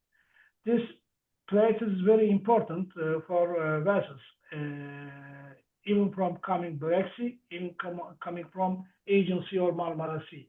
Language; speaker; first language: English; non-native, learner; Turkish